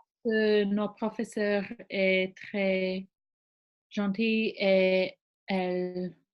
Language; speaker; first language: French; non-native, learner; English